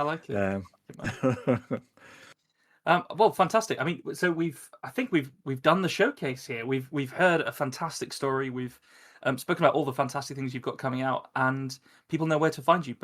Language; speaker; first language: English; native; English